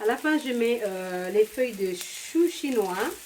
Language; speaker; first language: French; non-native, learner; Indonesian